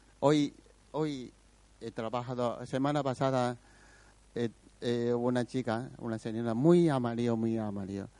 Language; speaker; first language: Spanish; non-native, learner; Chinese